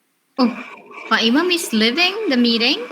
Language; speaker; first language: English; non-native, fluent; Indonesian